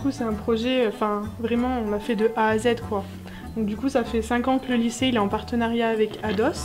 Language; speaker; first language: French; native; French